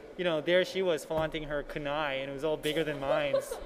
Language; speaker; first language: English; native; English